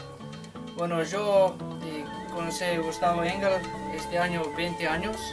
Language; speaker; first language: Spanish; non-native, learner; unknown